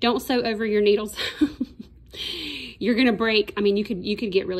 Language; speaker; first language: English; native; English